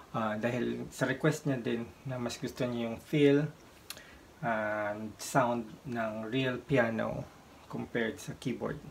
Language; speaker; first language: Filipino; native; Filipino